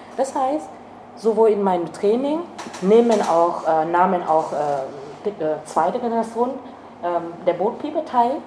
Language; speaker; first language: German; non-native, fluent; Vietnamese